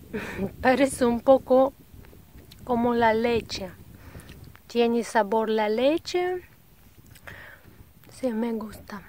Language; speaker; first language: Spanish; non-native, learner; Russian